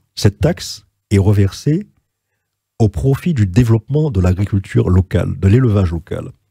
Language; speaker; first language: French; native; French